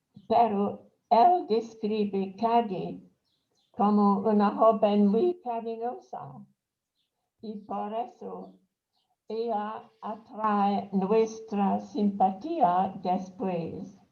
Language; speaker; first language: Spanish; non-native, fluent; English